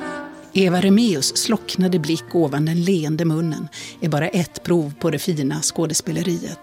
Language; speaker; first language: Swedish; native; Swedish